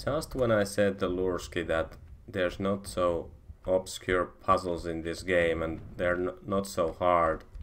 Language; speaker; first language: English; non-native, fluent; Finnish